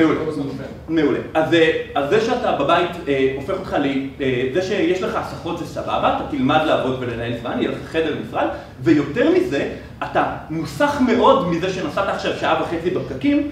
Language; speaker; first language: Hebrew; native; Hebrew